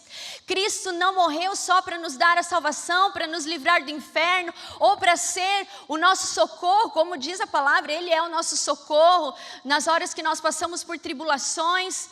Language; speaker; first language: Portuguese; native; Portuguese